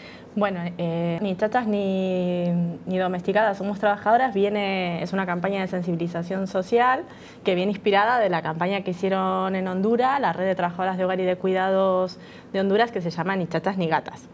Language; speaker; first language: Spanish; native; Spanish